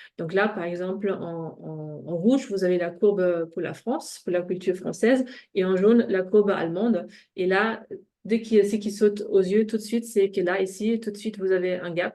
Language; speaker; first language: French; non-native, fluent; German